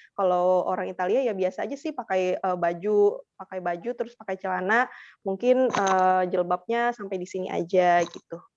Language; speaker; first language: Indonesian; native; Indonesian